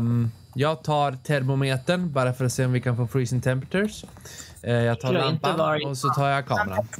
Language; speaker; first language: Swedish; native; Swedish